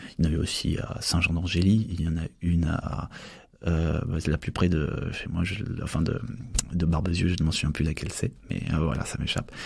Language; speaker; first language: French; native; French